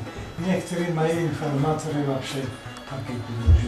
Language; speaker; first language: Russian; non-native, local second language; Tajik